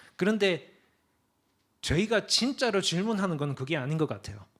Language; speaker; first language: Korean; early bilingual, other home language; English